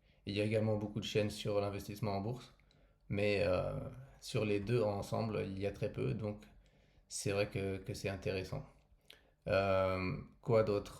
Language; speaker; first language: French; native; French